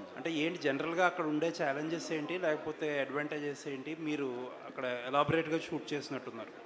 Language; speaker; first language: Telugu; native; Telugu